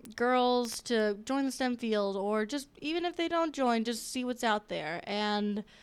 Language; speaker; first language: English; native; English